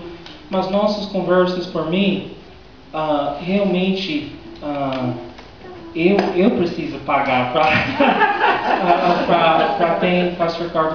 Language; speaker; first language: Portuguese; non-native, fluent; English